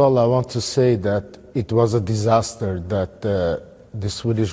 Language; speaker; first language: English; non-native, fluent; Armenian